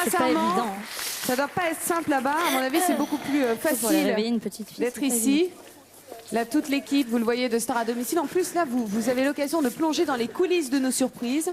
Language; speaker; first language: French; native; French